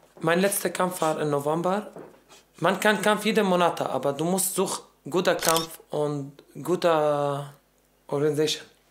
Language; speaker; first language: German; non-native, learner; Arabic